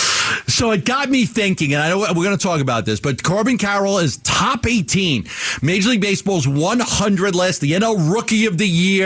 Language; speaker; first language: English; native; English